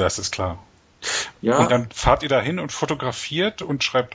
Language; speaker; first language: German; native; German